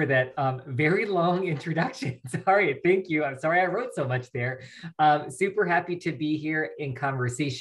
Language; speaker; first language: English; native; English